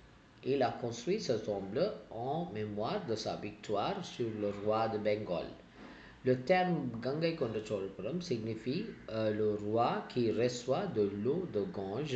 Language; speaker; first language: French; non-native, fluent; Tamil